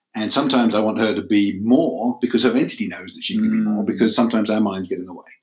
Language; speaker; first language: English; native; English